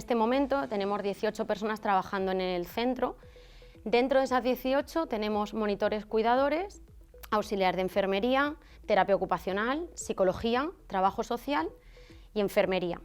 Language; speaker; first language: Spanish; native; Spanish